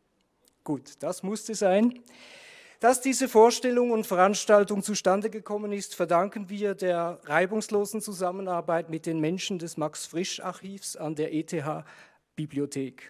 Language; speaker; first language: German; native; German